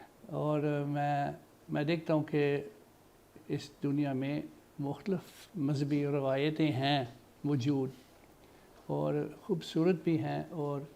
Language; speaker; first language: Hindi; non-native, fluent; English